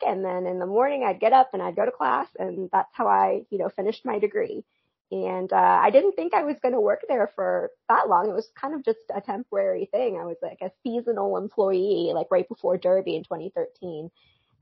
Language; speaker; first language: English; native; English